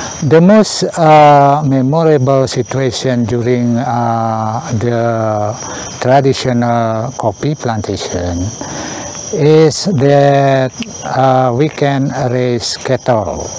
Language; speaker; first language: English; non-native, learner; Indonesian